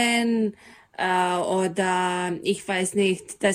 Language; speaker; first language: German; non-native, learner; Serbian